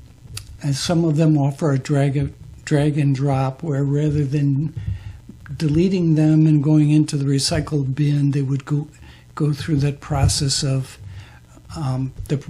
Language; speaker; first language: English; native; English